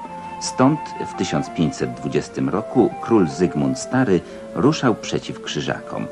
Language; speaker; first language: Polish; native; Polish